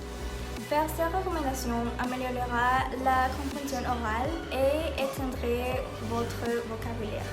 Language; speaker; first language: French; non-native, learner; Spanish